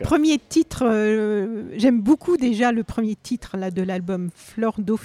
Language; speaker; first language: French; native; French